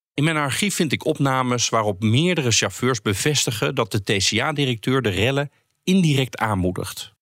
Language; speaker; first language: Dutch; native; Dutch